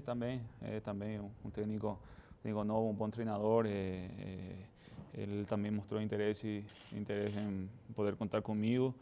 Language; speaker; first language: Portuguese; non-native, fluent; Spanish